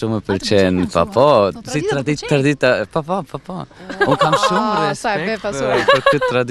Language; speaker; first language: Albanian; non-native, fluent; German